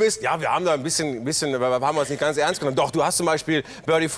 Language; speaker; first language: German; native; German